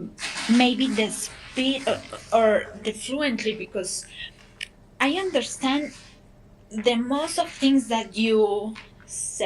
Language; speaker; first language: English; non-native, learner; Spanish